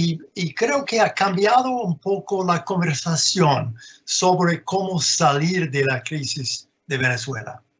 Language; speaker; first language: Spanish; non-native, fluent; English